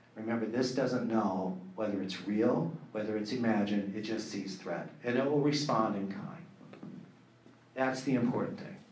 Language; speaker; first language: English; native; English